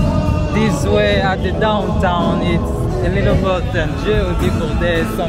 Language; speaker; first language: English; non-native, learner; Haitian Creole